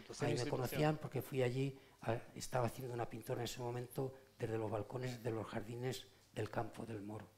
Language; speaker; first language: Spanish; native; Spanish